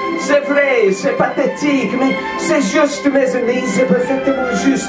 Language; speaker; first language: French; non-native, learner; English